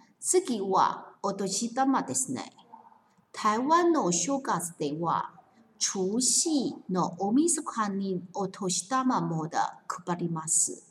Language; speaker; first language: Japanese; non-native, fluent; Chinese